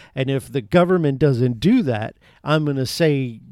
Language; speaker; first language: English; native; English